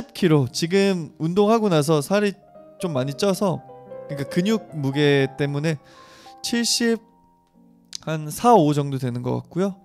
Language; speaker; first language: Korean; native; Korean